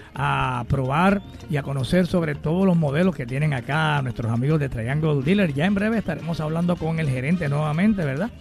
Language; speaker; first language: Spanish; native; Spanish